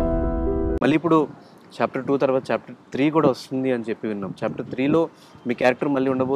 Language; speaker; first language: Telugu; native; Telugu